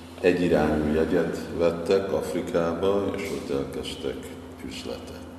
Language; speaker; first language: Hungarian; non-native, fluent; English